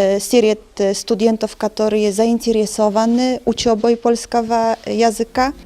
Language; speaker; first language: Polish; non-native, learner; Russian